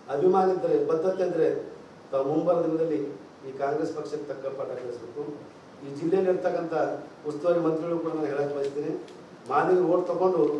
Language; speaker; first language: Kannada; native; Kannada